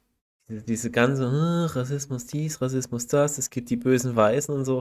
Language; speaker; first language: German; native; German